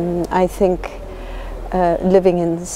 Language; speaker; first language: English; native; English